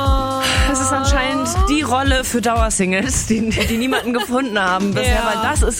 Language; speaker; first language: German; native; German